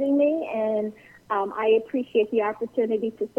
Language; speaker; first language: English; native; English